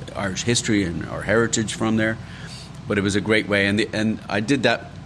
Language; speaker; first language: English; native; English